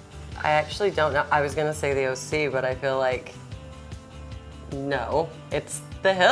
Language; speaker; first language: English; native; English